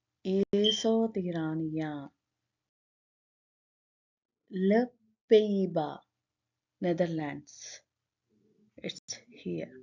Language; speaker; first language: French; non-native, learner; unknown